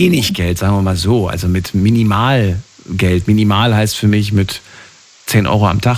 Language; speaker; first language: German; native; German